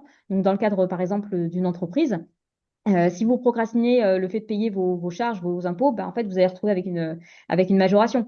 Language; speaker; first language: French; native; French